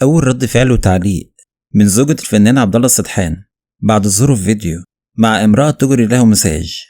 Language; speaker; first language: Arabic; native; Arabic